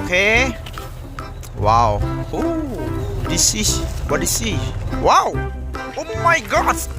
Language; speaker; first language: English; non-native, learner; Khmer